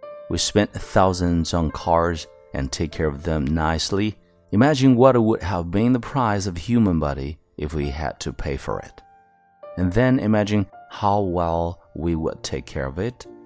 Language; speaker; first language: English; non-native, fluent; Chinese